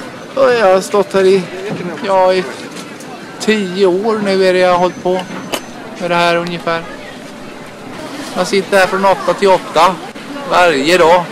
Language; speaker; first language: Swedish; native; Swedish